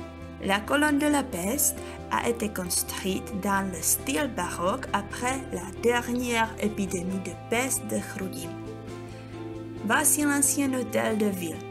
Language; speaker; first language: French; non-native, learner; Czech